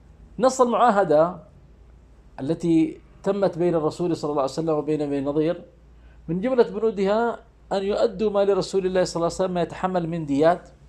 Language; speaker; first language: Arabic; native; Arabic